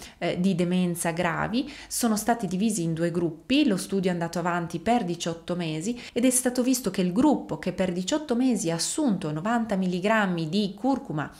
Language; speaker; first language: Italian; native; Italian